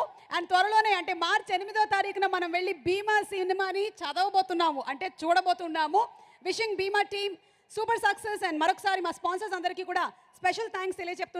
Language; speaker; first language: Telugu; native; Telugu